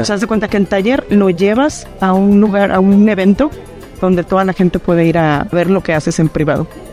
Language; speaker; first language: Spanish; native; Spanish